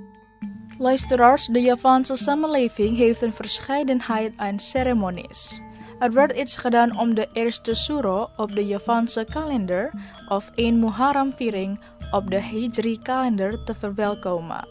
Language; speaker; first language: Dutch; non-native, fluent; Indonesian